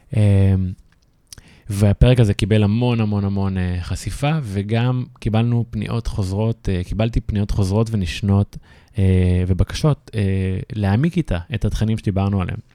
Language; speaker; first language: Hebrew; native; Hebrew